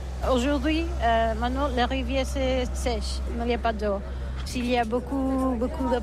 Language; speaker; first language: French; non-native, learner; Catalan